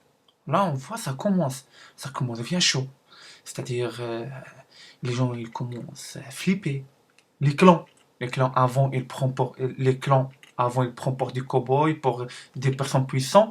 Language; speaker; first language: French; non-native, learner; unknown